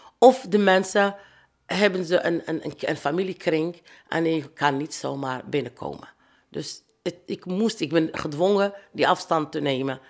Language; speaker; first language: Dutch; non-native, fluent; Arabic